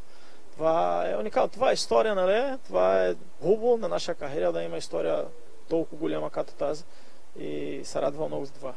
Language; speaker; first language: Bulgarian; non-native, learner; Portuguese